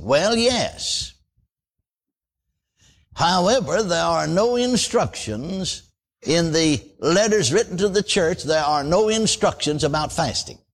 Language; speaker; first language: English; native; English